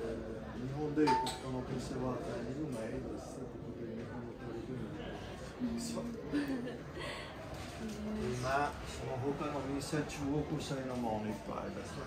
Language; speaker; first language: Japanese; non-native, learner; Italian